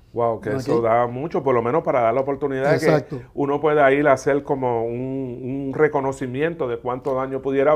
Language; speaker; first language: Spanish; native; Spanish